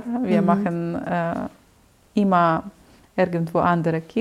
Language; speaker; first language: German; non-native, learner; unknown